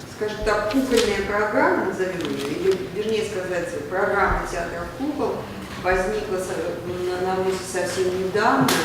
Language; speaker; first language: Russian; native; Russian